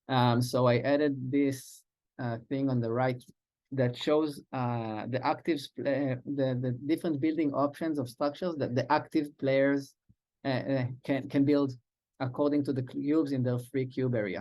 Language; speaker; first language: English; non-native, fluent; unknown